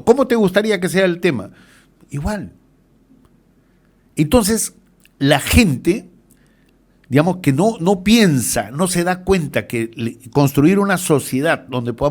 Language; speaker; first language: Spanish; native; Spanish